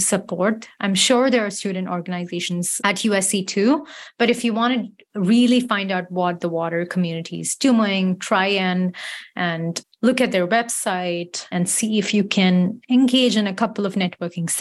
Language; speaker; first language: English; non-native, local second language; Tamil